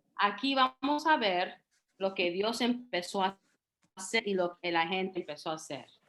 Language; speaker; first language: Spanish; early bilingual, heritage; Spanish